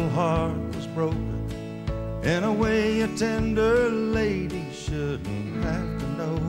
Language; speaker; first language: English; native; English